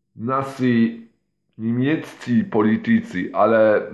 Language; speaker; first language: Polish; non-native, fluent; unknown